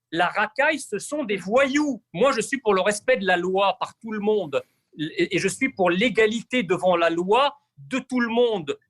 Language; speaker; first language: French; early bilingual, other home language; Arabic